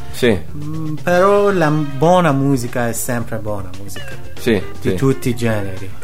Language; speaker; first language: Italian; non-native, learner; Persian